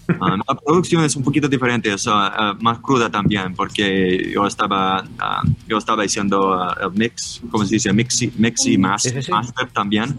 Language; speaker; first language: Spanish; non-native, learner; English